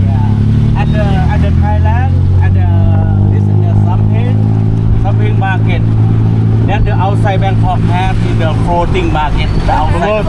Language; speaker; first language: English; non-native, learner; Thai